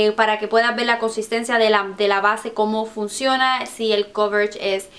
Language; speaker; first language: Spanish; early bilingual, heritage; Spanish